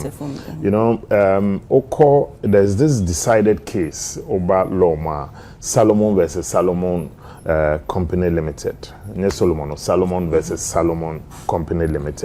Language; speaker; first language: English; non-native, local second language; Akan